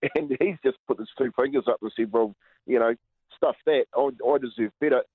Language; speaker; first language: English; native; English